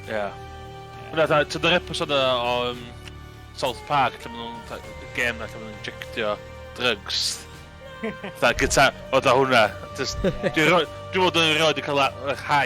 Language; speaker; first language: Welsh; native; Welsh